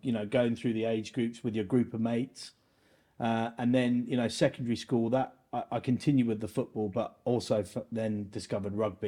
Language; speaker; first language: English; native; English